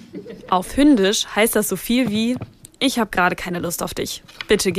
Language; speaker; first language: German; native; German